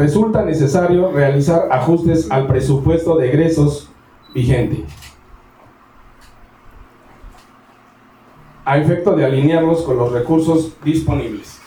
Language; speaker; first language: Spanish; native; Spanish